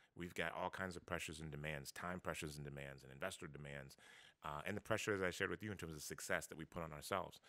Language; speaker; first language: English; native; English